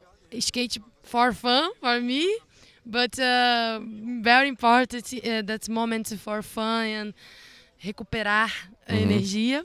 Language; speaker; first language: English; non-native, learner; Portuguese